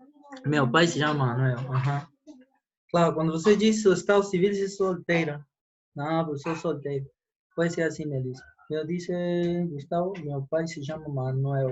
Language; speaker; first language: Portuguese; non-native, fluent; Spanish